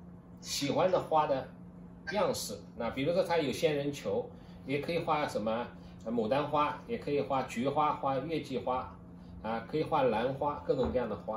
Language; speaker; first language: Chinese; native; Chinese